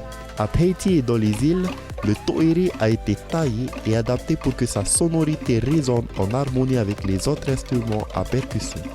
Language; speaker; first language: French; native; French